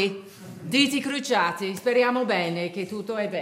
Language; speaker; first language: Italian; non-native, learner; English